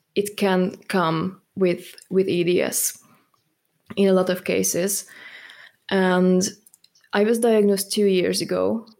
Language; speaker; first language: English; non-native, fluent; Hungarian